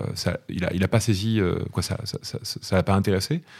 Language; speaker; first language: French; native; French